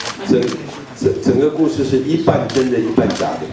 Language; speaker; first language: Chinese; native; Chinese